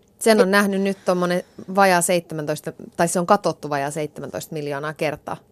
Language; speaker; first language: Finnish; native; Finnish